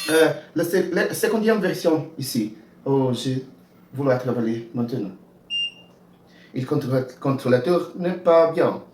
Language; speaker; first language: French; non-native, learner; Portuguese